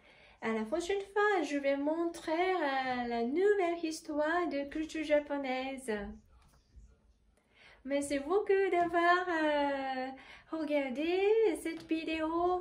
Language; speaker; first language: French; non-native, fluent; Japanese